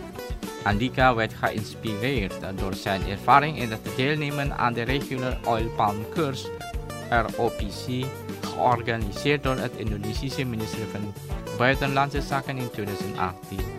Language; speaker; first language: Dutch; non-native, fluent; Indonesian